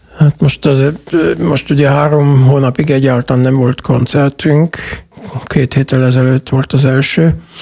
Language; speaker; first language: Hungarian; non-native, fluent; German